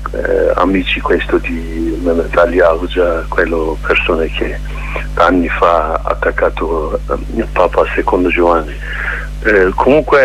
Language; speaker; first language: Italian; non-native, learner; Kurdish